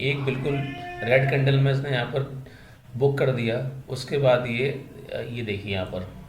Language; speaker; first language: Hindi; native; Hindi